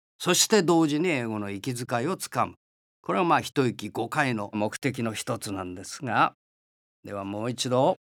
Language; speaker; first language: Japanese; native; Japanese